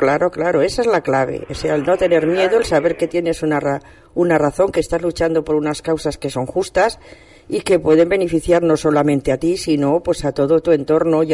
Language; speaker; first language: Spanish; native; Spanish